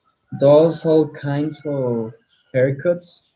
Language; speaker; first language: English; non-native, learner; Spanish